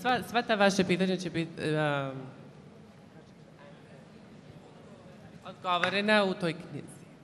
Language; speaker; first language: Serbian; early bilingual, heritage; Serbian